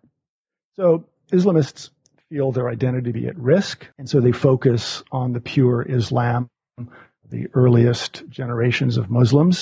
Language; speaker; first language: English; native; English